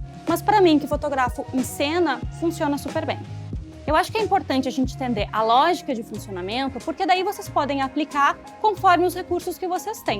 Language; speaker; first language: Portuguese; native; Portuguese